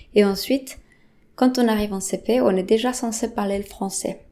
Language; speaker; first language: French; non-native, fluent; Spanish